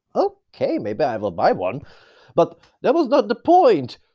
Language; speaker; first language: English; non-native, fluent; Czech